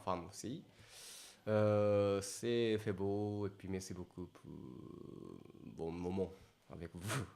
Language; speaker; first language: French; non-native, learner; Japanese